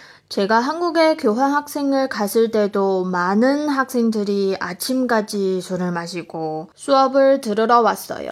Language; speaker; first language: Korean; non-native, fluent; Chinese